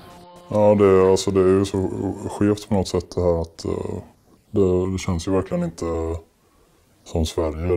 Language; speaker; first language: Swedish; native; Swedish